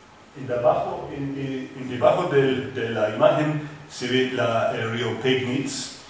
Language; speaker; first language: Spanish; non-native, fluent; English